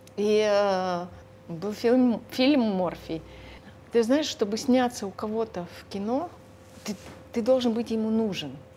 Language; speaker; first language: Russian; non-native, local second language; Lithuanian